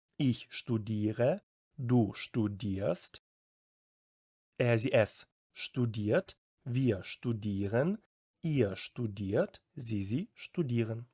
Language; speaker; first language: German; non-native, fluent; Ukrainian